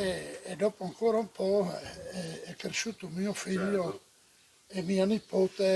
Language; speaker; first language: Italian; non-native, local second language; Friulian